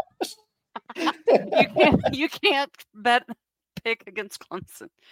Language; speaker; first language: English; native; English